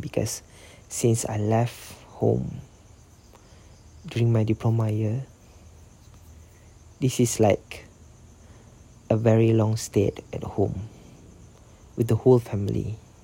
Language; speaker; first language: English; non-native, local second language; Malay